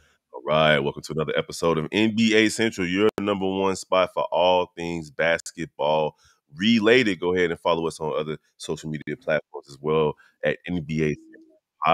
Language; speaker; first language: English; native; English